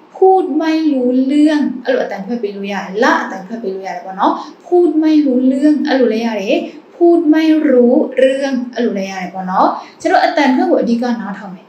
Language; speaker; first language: Thai; non-native, fluent; Burmese